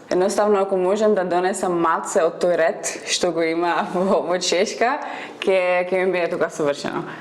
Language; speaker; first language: Macedonian; non-native, fluent; Czech